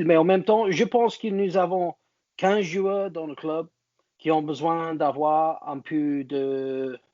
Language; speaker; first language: French; non-native, learner; English